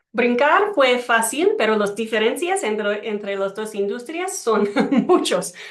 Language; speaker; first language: Spanish; non-native, learner; English